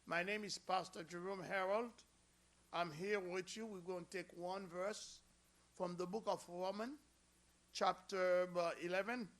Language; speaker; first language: English; non-native, learner; Haitian Creole